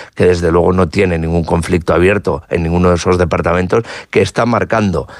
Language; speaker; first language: Spanish; native; Spanish